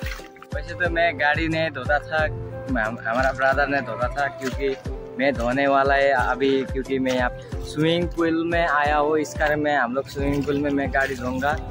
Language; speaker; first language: Hindi; non-native, local second language; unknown